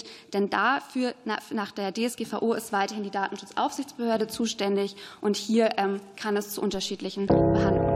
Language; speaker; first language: German; native; German